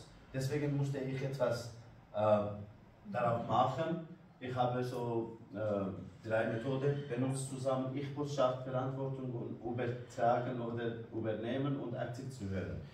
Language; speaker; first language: German; non-native, learner; Kurdish